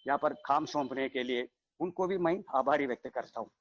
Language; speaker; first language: Hindi; non-native, local second language; Telugu